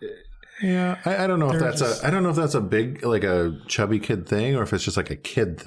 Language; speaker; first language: English; native; English